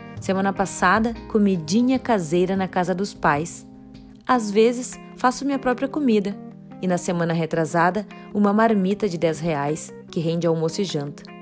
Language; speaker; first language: Portuguese; native; Portuguese